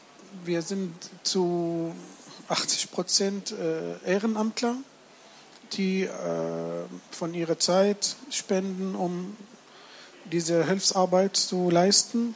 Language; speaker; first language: German; non-native, fluent; Arabic